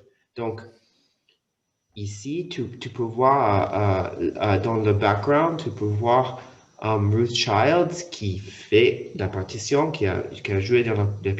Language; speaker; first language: French; non-native, fluent; English